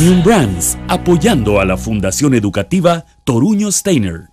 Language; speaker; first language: Spanish; native; Spanish